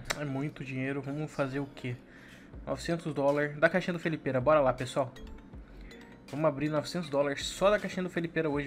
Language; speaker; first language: Portuguese; native; Portuguese